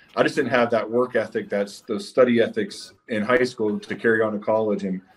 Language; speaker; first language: English; native; English